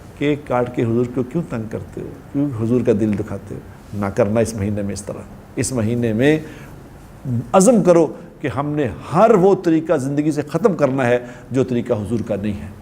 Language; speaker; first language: Urdu; non-native, local second language; Punjabi